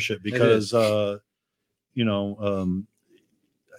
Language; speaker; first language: English; native; English